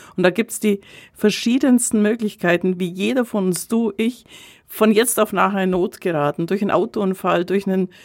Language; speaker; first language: German; native; German